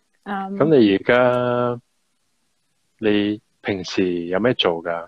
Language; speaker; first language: Chinese; early bilingual, heritage; Cantonese